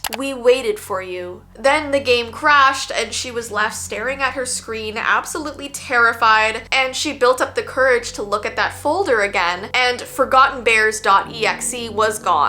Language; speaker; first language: English; native; English